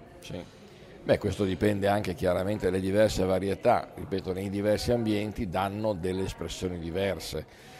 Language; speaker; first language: Italian; native; Italian